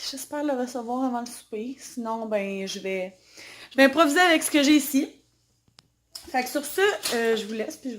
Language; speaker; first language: French; native; French